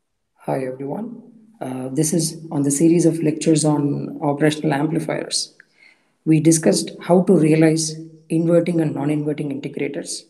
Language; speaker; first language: English; non-native, local second language; Tamil